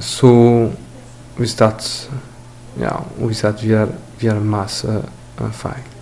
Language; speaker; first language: Norwegian; non-native, learner; French